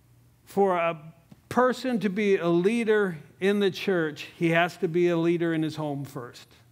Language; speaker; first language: English; native; English